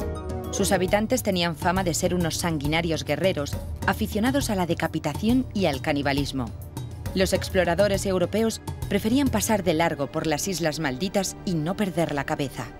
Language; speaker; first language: Spanish; native; Spanish